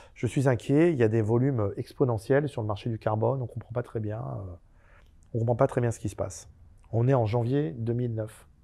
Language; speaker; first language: French; native; French